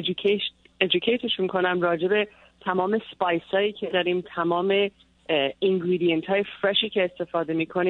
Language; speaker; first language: Persian; early bilingual, heritage; Persian